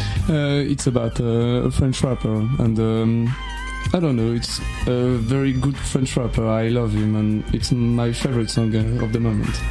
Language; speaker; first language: English; non-native, learner; French